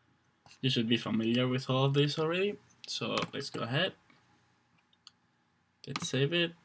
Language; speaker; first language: English; non-native, fluent; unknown